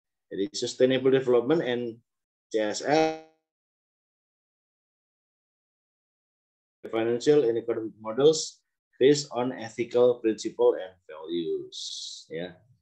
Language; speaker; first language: English; non-native, fluent; Indonesian